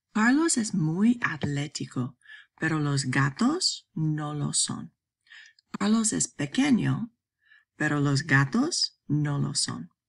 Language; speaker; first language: Spanish; non-native, fluent; English